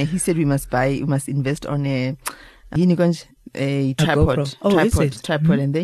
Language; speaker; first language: English; non-native, local second language; Xhosa